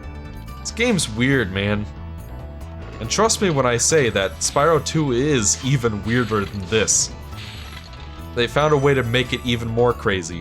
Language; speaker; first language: English; native; English